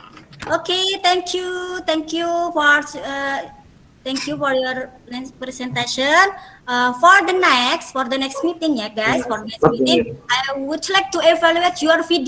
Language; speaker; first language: English; non-native, fluent; Indonesian